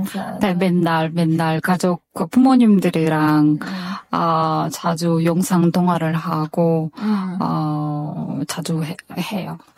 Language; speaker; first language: Korean; non-native, fluent; Kyrgyz